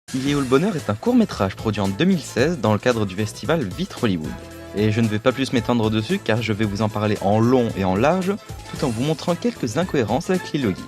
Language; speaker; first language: French; native; French